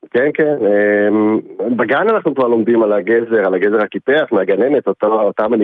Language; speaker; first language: Hebrew; native; Hebrew